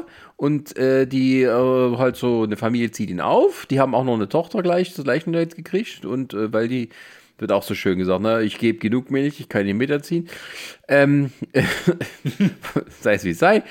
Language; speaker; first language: German; native; German